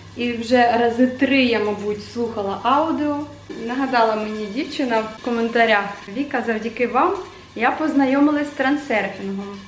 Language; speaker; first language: Ukrainian; non-native, local second language; Russian